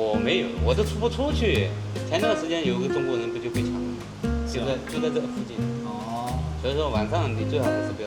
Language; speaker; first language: Chinese; native; Chinese